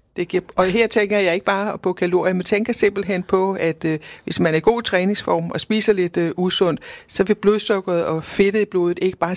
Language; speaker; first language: Danish; native; Danish